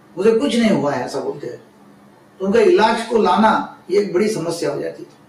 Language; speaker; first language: Hindi; non-native, local second language; Marathi